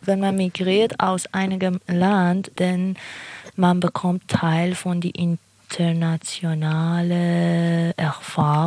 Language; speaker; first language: German; non-native, fluent; Persian